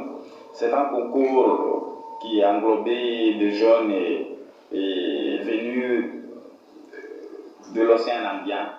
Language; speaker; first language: French; non-native, fluent; Portuguese